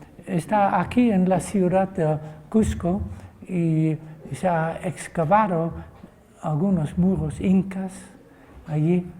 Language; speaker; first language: Spanish; non-native, fluent; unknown